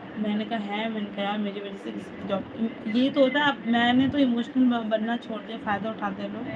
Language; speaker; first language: Hindi; native; Hindi